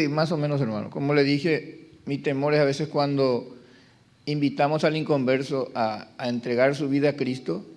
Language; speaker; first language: Spanish; native; Spanish